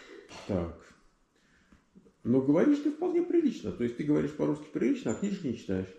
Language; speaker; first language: Russian; native; Russian